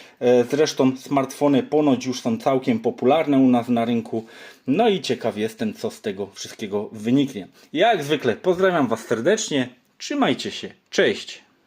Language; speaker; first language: Polish; native; Polish